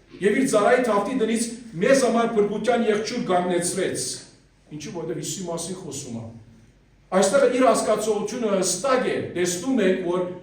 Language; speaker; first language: Armenian; early bilingual, heritage; Armenian